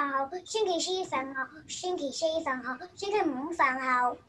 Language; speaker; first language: Cantonese; early bilingual, other home language; Chinese